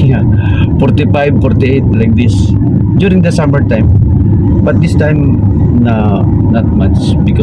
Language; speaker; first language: English; non-native, learner; Filipino